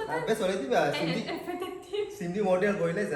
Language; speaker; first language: Turkish; non-native, learner; Indonesian